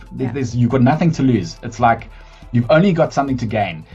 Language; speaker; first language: English; native; English